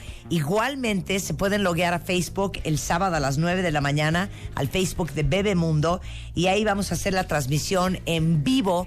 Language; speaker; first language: Spanish; native; Spanish